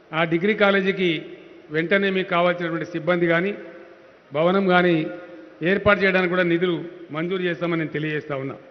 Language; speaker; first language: Telugu; native; Telugu